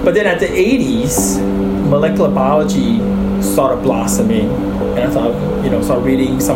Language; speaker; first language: English; early bilingual, other home language; Chinese